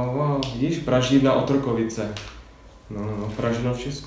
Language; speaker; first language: Czech; native; Czech